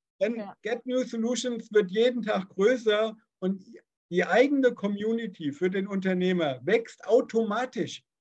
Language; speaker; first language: German; native; German